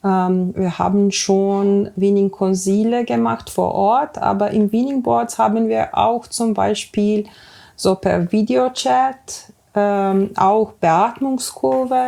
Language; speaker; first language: German; non-native, fluent; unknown